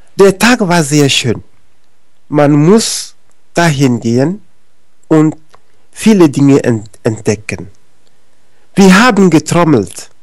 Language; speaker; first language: German; non-native, learner; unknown